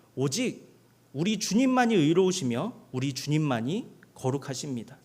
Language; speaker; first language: Korean; native; Korean